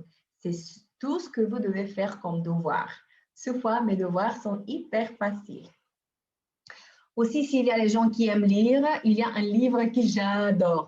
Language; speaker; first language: French; non-native, fluent; Bulgarian